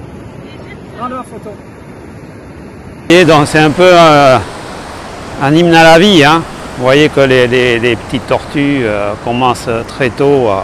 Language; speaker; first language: French; native; French